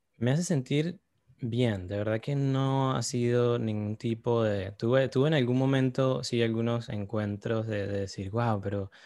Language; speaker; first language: Spanish; native; Spanish